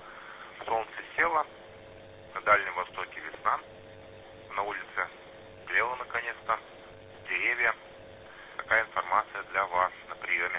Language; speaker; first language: Russian; native; Russian